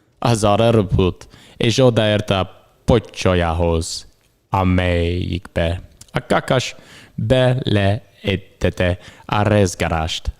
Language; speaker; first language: Hungarian; non-native, learner; English